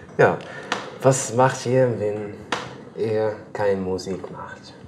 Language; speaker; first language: German; native; German